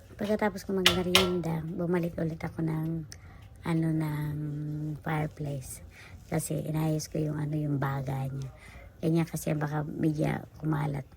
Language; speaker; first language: Filipino; native; Filipino